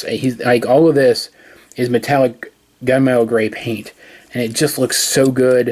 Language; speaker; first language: English; native; English